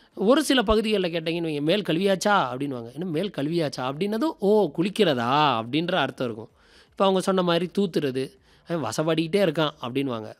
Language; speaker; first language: Tamil; native; Tamil